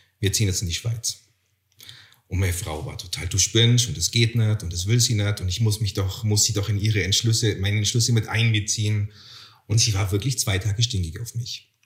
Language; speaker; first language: German; native; German